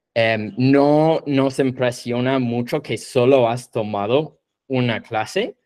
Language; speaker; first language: Spanish; non-native, fluent; English